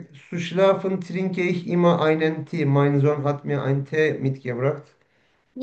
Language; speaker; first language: German; non-native, learner; Turkish